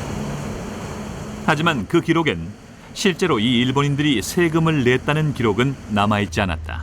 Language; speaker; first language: Korean; native; Korean